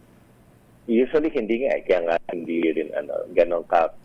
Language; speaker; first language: Filipino; native; Filipino